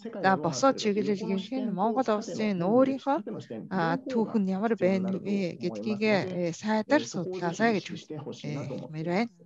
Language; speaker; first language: Mongolian; non-native, fluent; Japanese